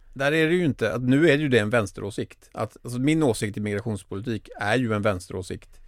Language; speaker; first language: Swedish; native; Swedish